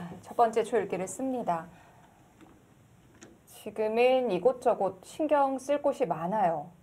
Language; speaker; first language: Korean; native; Korean